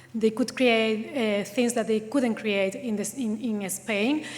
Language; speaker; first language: English; non-native, fluent; Spanish